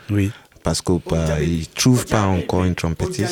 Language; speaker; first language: French; non-native, learner; Yoruba